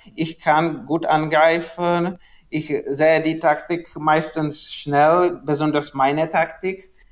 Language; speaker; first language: German; non-native, learner; Czech